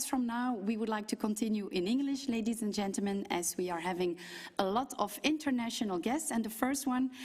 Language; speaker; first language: English; non-native, fluent; Dutch